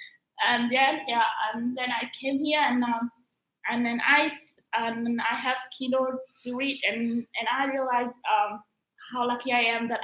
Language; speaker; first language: English; non-native, learner; Vietnamese